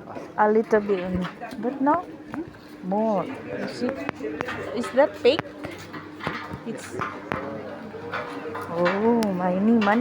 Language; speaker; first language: English; non-native, learner; Filipino